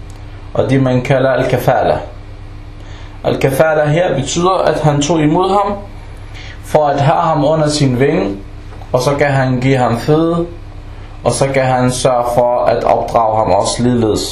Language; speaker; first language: Danish; non-native, local second language; Arabic